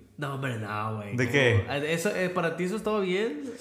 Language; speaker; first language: Spanish; native; Spanish